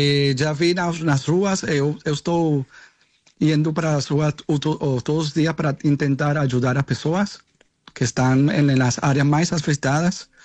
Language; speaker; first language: Portuguese; non-native, learner; Spanish